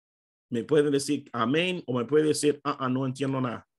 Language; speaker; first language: Spanish; non-native, fluent; English